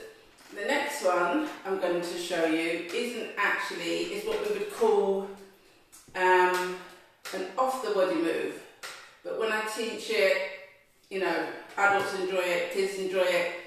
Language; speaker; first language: English; native; English